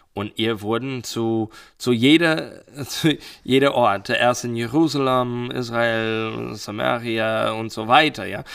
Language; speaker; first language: German; non-native, learner; English